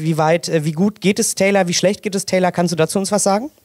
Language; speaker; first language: German; native; German